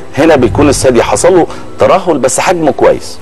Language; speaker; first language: Arabic; native; Arabic